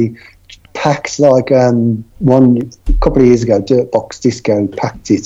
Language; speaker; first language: English; native; English